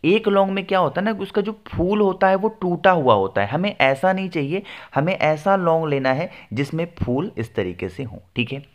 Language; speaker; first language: Hindi; native; Hindi